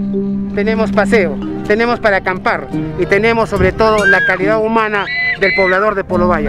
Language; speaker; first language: Spanish; native; Spanish